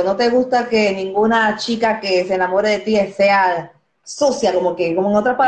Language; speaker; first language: Spanish; native; Spanish